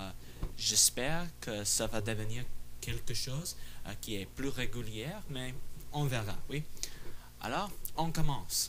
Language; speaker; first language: French; non-native, fluent; English